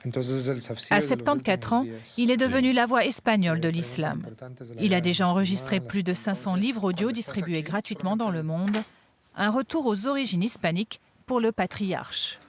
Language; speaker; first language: French; native; French